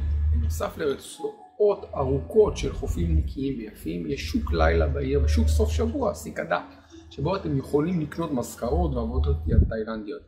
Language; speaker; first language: Hebrew; native; Hebrew